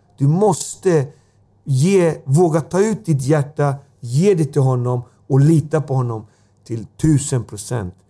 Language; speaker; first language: Swedish; native; Swedish